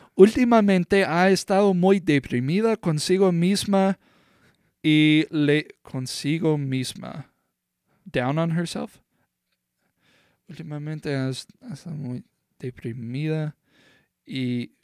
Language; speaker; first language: Spanish; non-native, learner; English